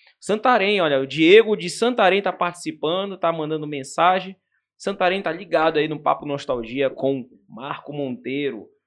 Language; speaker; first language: Portuguese; native; Portuguese